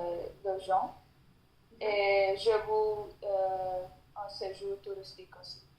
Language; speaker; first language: French; non-native, learner; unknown